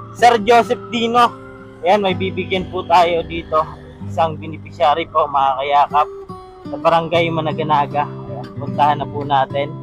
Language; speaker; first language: Filipino; non-native, local second language; Bikol